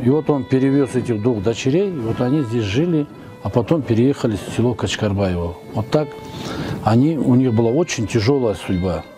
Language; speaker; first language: Russian; non-native, local second language; Turkish